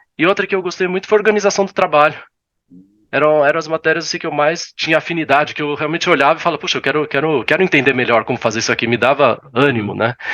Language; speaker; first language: Portuguese; early bilingual, other home language; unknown